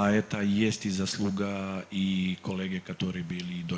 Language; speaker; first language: Russian; non-native, learner; Serbian